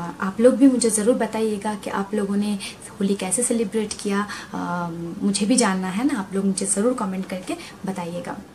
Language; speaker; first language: Hindi; non-native, local second language; Bangla